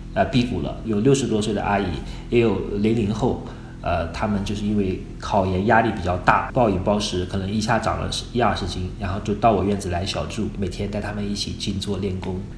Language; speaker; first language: Chinese; native; Chinese